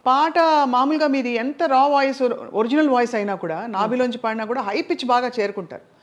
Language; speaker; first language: Telugu; native; Telugu